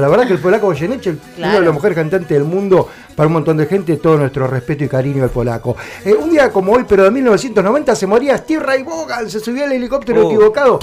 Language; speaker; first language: Spanish; native; Spanish